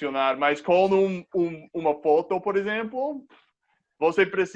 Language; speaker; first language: Portuguese; non-native, fluent; English